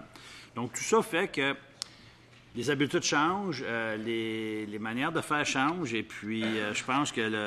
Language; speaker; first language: French; native; French